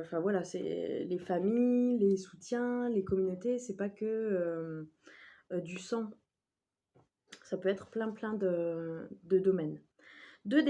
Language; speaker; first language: French; native; French